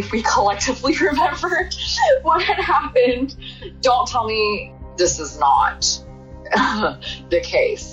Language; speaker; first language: English; non-native, local second language; Cantonese